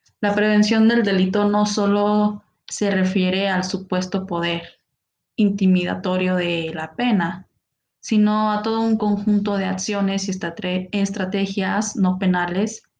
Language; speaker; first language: Spanish; native; Spanish